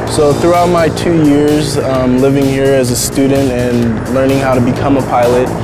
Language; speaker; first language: English; native; English